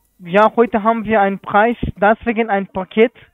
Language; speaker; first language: German; non-native, learner; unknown